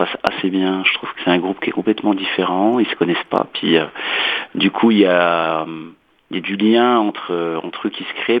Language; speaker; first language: French; native; French